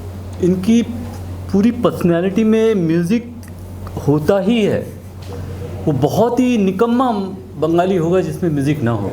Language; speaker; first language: Hindi; native; Hindi